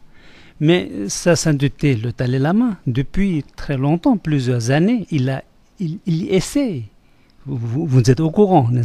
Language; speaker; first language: French; non-native, fluent; Tibetan